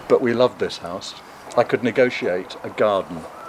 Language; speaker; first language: English; native; English